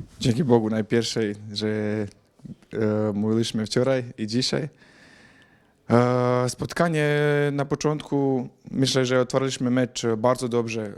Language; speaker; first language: Polish; non-native, learner; Croatian